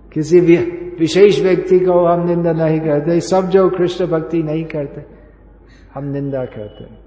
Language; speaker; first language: Hindi; non-native, fluent; English